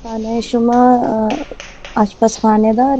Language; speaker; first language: Persian; non-native, learner; Urdu